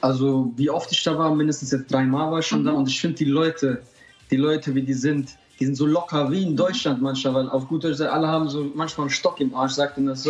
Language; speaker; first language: German; early bilingual, other home language; Albanian